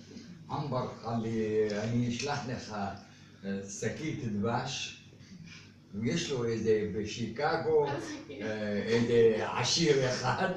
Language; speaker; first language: Hebrew; non-native, fluent; Arabic